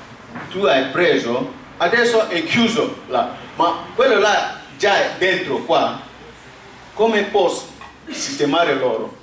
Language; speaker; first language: Italian; non-native, learner; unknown